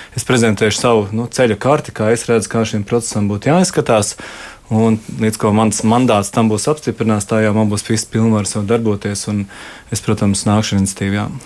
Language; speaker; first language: Latvian; native; Latvian